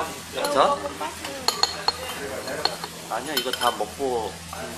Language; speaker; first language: Korean; non-native, learner; Filipino